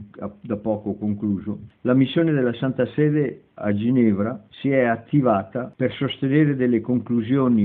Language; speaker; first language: Italian; native; Italian